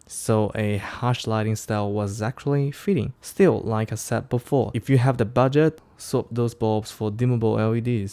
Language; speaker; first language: English; non-native, fluent; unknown